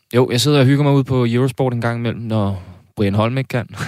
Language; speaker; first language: Danish; native; Danish